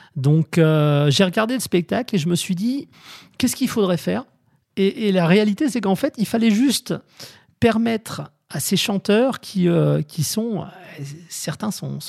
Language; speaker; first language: French; native; French